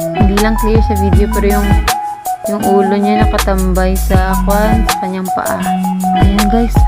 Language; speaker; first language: Filipino; non-native, local second language; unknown